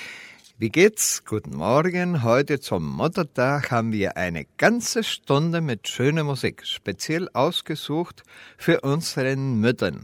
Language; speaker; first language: German; early bilingual, heritage; Spanish